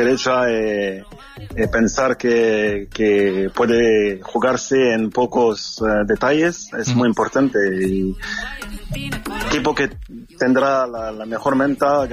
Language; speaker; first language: Spanish; non-native, learner; French